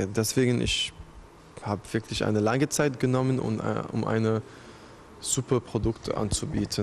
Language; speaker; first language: German; non-native, fluent; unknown